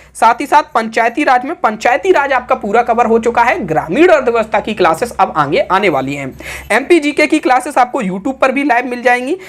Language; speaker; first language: Hindi; native; Hindi